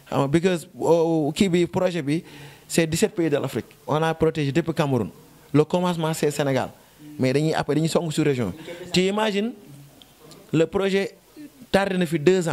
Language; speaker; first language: French; non-native, local second language; Wolof